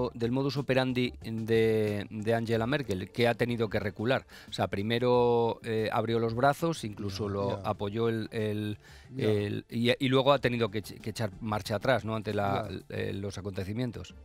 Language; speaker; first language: Spanish; native; Spanish